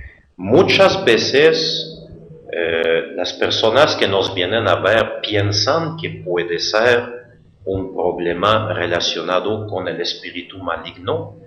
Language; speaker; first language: Spanish; non-native, fluent; French